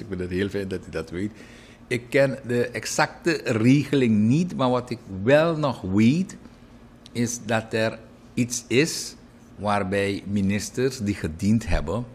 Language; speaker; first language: Dutch; native; Dutch